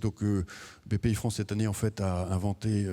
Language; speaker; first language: French; native; French